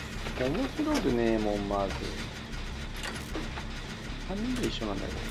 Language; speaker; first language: Japanese; native; Japanese